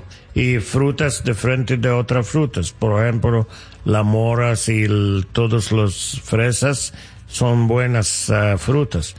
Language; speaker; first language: Spanish; non-native, learner; English